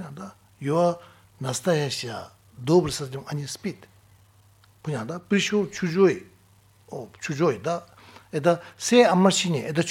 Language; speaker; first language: Russian; non-native, fluent; Tibetan